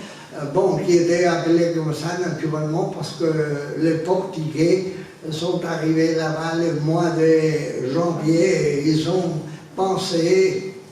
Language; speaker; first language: French; non-native, fluent; Spanish